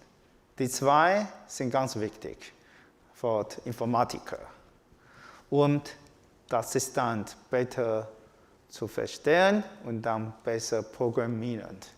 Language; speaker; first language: German; non-native, learner; Chinese